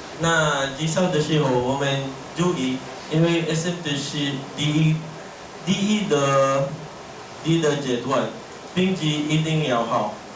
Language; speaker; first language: Chinese; non-native, learner; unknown